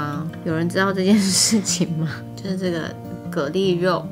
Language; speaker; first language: Chinese; native; Chinese